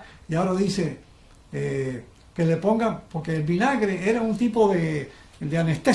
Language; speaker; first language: Spanish; native; Spanish